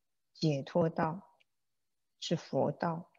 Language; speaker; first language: Chinese; native; Chinese